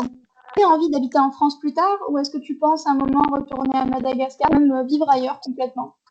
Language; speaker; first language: French; native; French